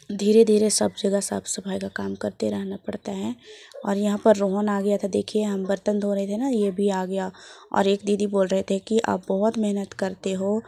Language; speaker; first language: Hindi; native; Hindi